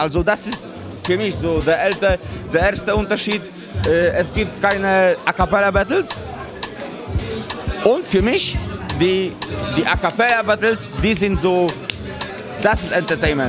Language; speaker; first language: German; non-native, fluent; Polish